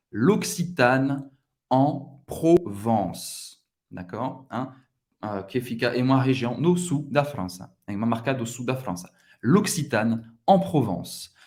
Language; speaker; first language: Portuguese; non-native, fluent; French